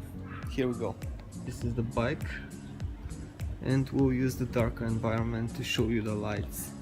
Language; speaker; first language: English; non-native, fluent; Bulgarian